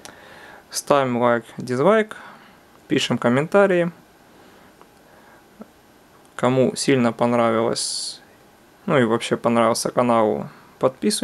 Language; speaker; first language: Russian; non-native, local second language; Ukrainian